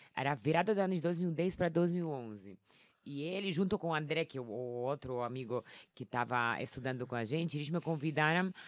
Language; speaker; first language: Portuguese; non-native, fluent; Polish